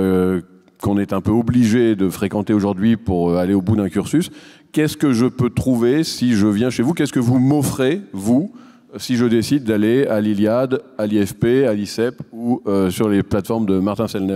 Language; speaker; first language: French; native; French